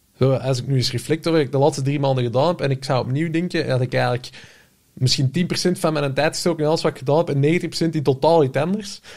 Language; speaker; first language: Dutch; native; Dutch